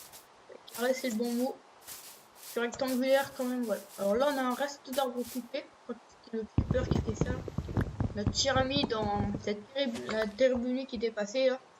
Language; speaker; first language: French; native; French